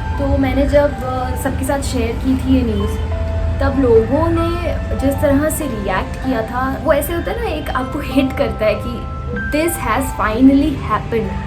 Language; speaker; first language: Hindi; native; Hindi